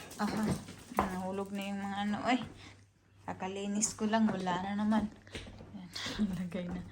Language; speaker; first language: Filipino; non-native, local second language; Cebuano